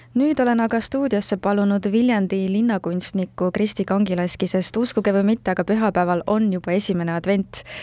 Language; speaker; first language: Estonian; native; Estonian